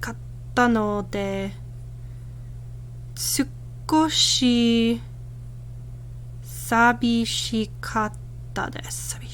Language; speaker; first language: Japanese; non-native, learner; English